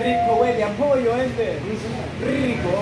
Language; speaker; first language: Spanish; native; Spanish